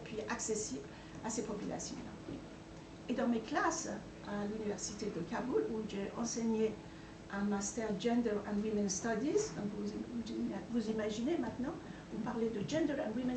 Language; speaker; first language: French; non-native, fluent; Persian